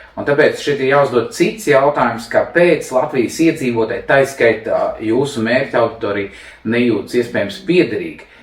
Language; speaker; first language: Latvian; non-native, local second language; Russian